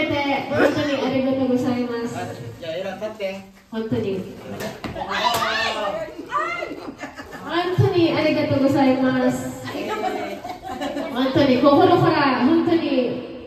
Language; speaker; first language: Japanese; non-native, learner; Filipino